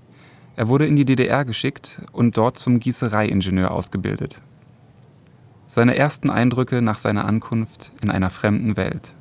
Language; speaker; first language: German; native; German